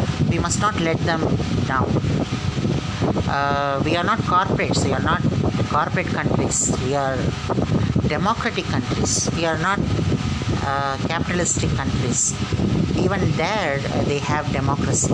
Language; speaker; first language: English; non-native, local second language; Tamil